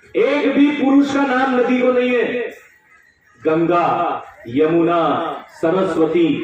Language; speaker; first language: Hindi; non-native, local second language; Marathi